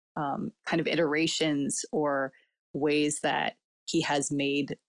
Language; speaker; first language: English; early bilingual, other home language; Cantonese